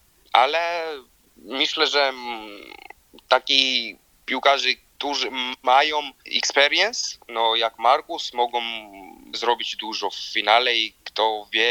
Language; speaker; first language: Polish; non-native, learner; Georgian